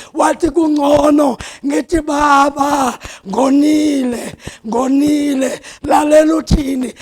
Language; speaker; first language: Zulu; non-native, local second language; South Ndebele